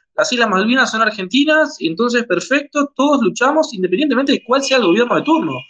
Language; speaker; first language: Spanish; native; Spanish